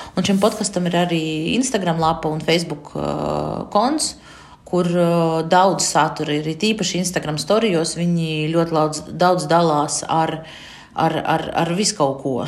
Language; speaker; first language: Latvian; non-native, local second language; Russian